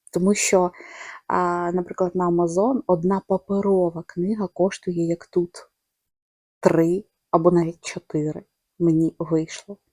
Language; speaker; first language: Ukrainian; non-native, local second language; Russian